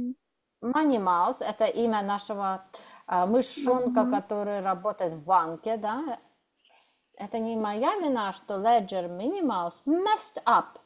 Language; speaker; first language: Russian; native; Russian